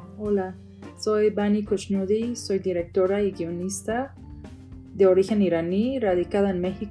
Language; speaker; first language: Spanish; non-native, fluent; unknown